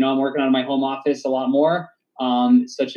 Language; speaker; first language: English; native; English